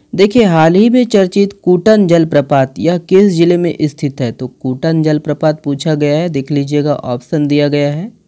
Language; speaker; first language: Hindi; native; Hindi